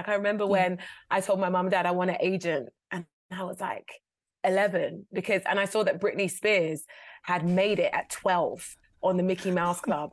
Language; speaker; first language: English; native; English